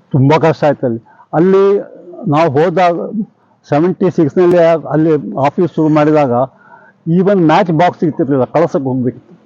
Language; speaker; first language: Kannada; native; Kannada